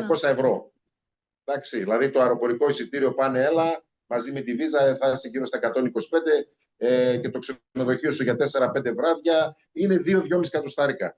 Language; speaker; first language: Greek; native; Greek